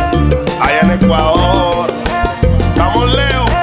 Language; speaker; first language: Spanish; native; Spanish